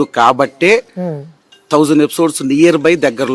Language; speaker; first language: Telugu; native; Telugu